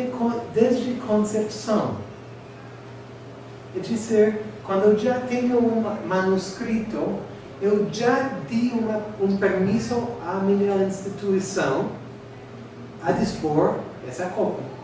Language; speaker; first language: Portuguese; non-native, fluent; English